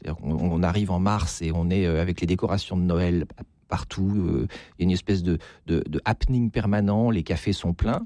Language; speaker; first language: French; native; French